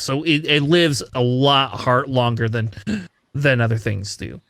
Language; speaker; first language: English; native; English